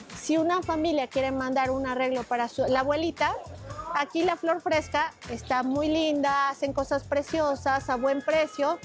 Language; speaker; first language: Spanish; native; Spanish